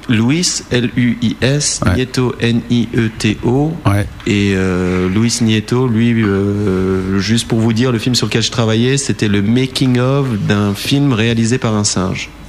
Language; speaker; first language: French; early bilingual, heritage; French